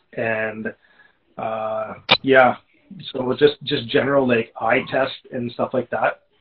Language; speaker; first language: English; native; English